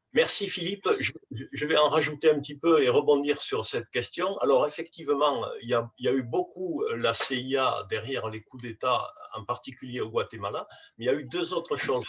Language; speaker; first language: French; native; French